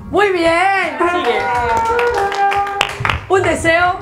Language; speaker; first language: Spanish; native; Spanish